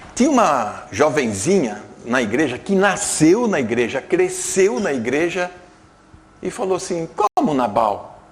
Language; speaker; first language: Portuguese; native; Portuguese